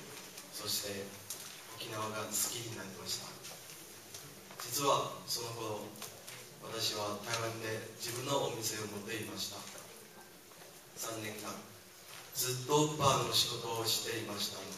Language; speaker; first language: Japanese; non-native, fluent; Chinese